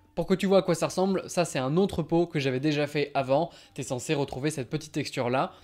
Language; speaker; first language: French; native; French